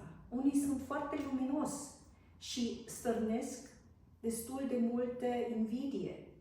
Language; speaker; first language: Romanian; non-native, fluent; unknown